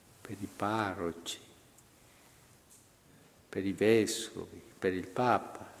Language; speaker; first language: Italian; early bilingual, heritage; Spanish